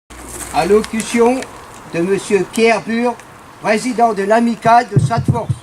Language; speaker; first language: French; native; French